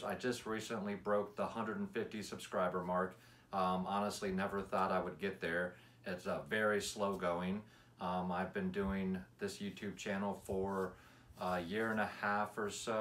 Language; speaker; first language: English; native; English